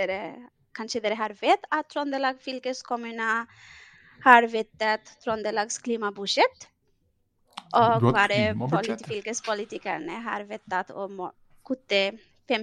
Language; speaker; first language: Norwegian; non-native, fluent; Bangla